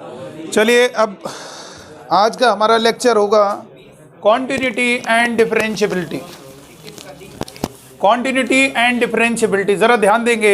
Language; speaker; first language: Hindi; native; Hindi